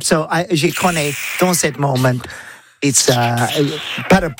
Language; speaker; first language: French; non-native, learner; English